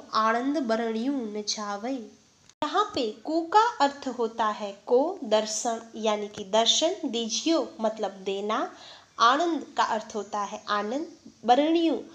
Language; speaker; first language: Hindi; non-native, local second language; Gujarati